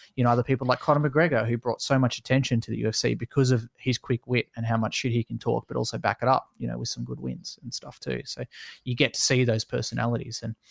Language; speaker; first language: English; native; English